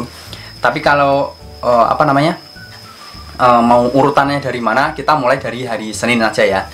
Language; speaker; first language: Indonesian; native; Indonesian